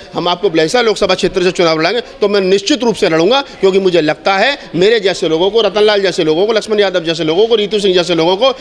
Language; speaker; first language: Hindi; native; Hindi